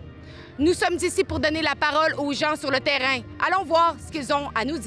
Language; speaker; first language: French; native; French